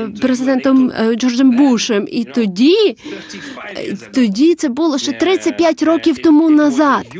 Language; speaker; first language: Ukrainian; non-native, learner; Lithuanian